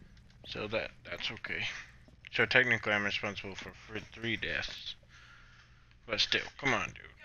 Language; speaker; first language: English; native; English